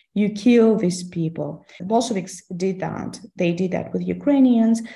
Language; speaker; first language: English; non-native, fluent; Russian